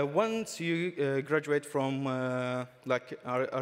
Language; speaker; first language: English; non-native, fluent; Arabic